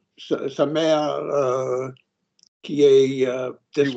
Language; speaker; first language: French; non-native, learner; English